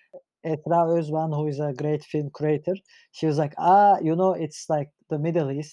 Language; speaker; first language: English; non-native, fluent; Turkish